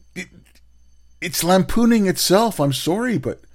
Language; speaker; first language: English; non-native, local second language; Urdu